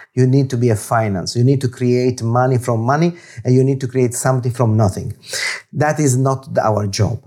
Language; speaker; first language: English; non-native, fluent; Italian